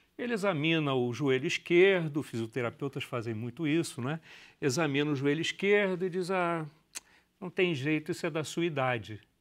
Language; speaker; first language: Portuguese; native; Portuguese